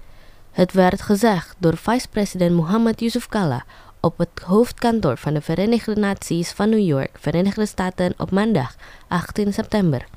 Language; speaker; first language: Dutch; non-native, fluent; Indonesian